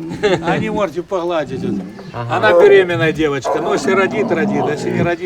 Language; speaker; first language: Russian; native; Russian